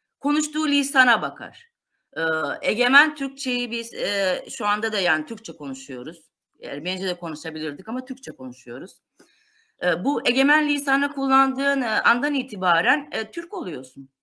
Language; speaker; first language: Turkish; non-native, local second language; Armenian